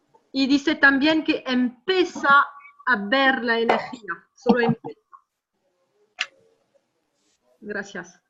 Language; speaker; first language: Spanish; non-native, fluent; French